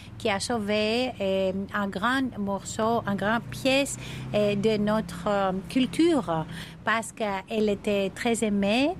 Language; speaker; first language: French; non-native, fluent; Greek